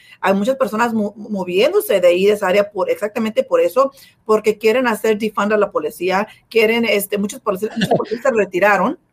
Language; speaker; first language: Spanish; early bilingual, heritage; Spanish